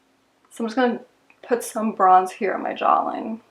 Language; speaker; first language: English; native; English